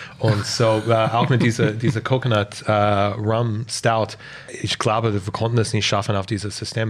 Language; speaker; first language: German; non-native, fluent; English